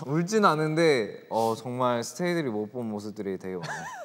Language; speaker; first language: Korean; non-native, fluent; English